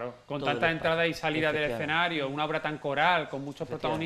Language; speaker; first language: Spanish; native; Spanish